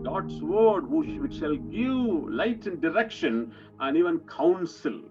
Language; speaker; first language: English; non-native, local second language; Kannada